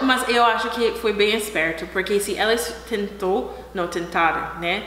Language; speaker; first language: Portuguese; non-native, learner; English